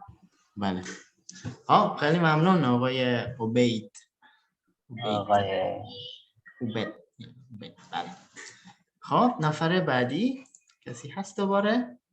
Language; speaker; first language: Persian; early bilingual, other home language; Indonesian